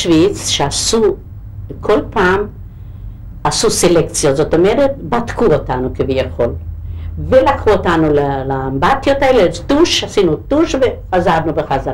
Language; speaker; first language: Hebrew; non-native, local second language; Hungarian